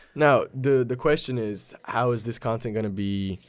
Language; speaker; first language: English; early bilingual, other home language; Polish